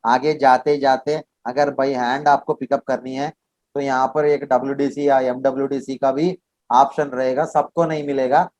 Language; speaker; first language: Hindi; non-native, local second language; Kannada